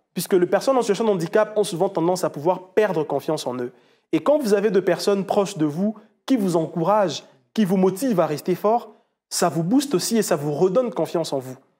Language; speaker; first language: French; non-native, local second language; Lingala